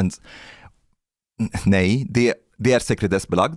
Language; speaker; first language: Swedish; non-native, fluent; Arabic